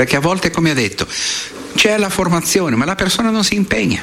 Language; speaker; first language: Italian; non-native, fluent; Portuguese